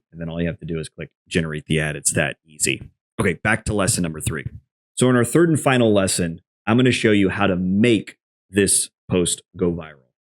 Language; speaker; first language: English; native; English